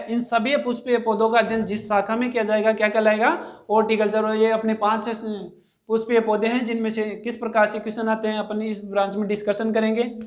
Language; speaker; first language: Hindi; native; Hindi